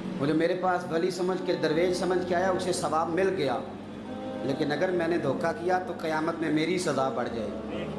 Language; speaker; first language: Urdu; non-native, local second language; Punjabi